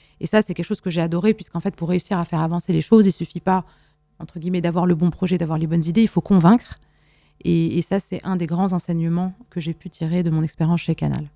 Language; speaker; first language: French; non-native, local second language; Arabic